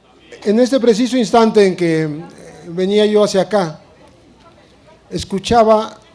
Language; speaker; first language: Spanish; native; Spanish